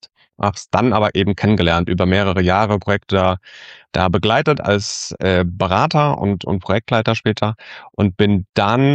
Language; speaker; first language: German; native; German